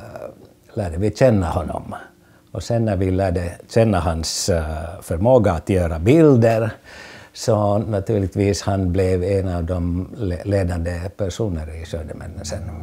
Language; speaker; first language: Swedish; non-native, fluent; Finnish